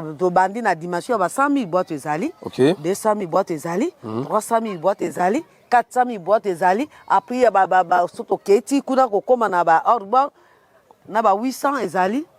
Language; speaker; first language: Lingala; native; Lingala